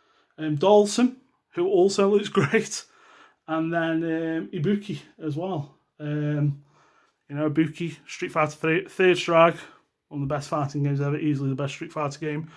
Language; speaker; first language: English; native; English